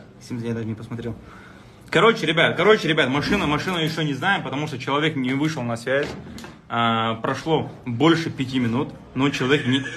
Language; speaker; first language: Russian; native; Russian